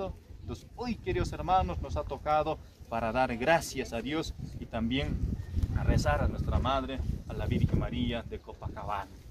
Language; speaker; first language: Spanish; native; Spanish